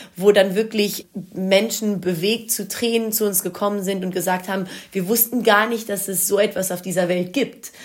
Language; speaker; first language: German; non-native, local second language; Greek